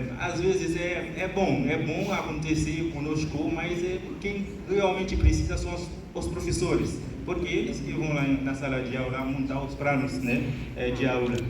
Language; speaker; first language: Portuguese; non-native, fluent; Haitian Creole